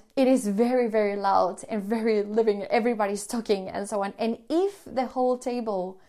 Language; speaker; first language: English; non-native, fluent; Spanish